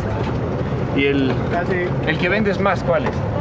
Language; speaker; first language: Spanish; non-native, learner; Danish